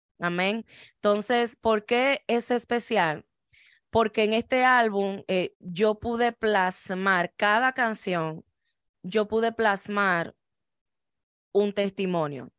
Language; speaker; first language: Spanish; native; Spanish